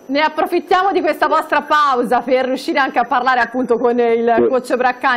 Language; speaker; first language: Italian; native; Italian